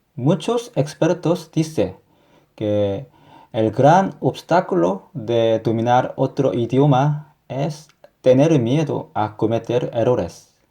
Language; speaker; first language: Spanish; non-native, fluent; Korean